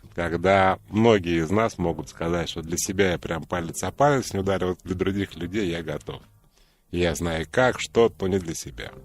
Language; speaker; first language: Russian; native; Russian